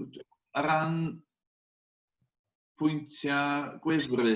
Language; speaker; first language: Welsh; native; Welsh